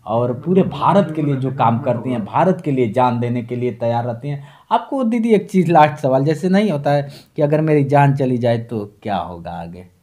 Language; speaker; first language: Hindi; native; Hindi